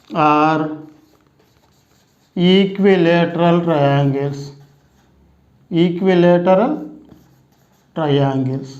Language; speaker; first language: English; non-native, local second language; Telugu